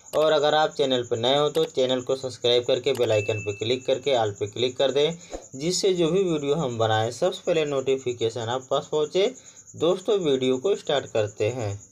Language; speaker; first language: Hindi; native; Hindi